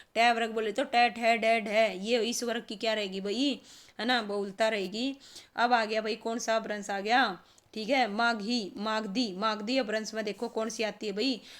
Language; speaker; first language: Hindi; native; Hindi